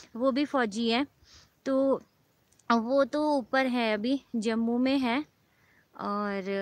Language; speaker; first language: Hindi; native; Hindi